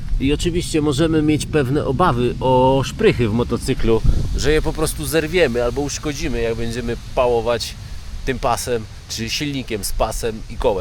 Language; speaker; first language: Polish; native; Polish